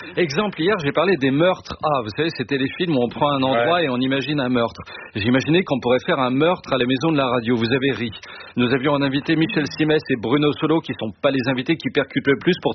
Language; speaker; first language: French; native; French